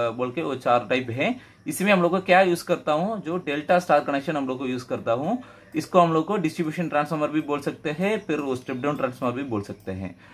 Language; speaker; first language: Hindi; non-native, local second language; Tamil